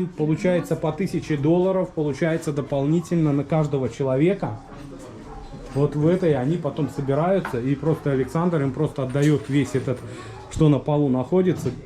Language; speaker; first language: Russian; native; Russian